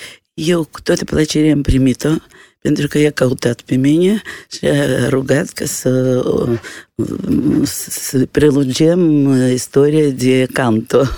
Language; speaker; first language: Romanian; non-native, local second language; Russian